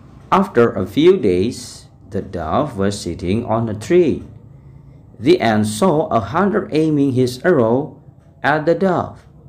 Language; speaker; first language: English; non-native, fluent; Indonesian